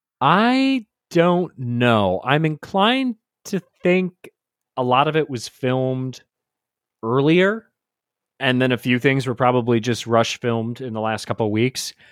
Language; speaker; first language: English; native; English